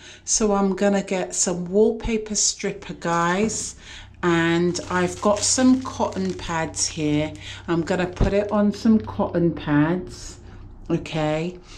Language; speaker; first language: English; native; English